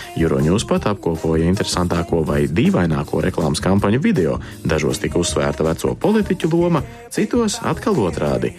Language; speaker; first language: Latvian; early bilingual, heritage; Latvian